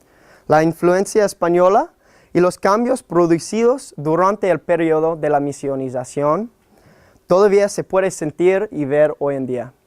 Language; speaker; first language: Spanish; non-native, fluent; English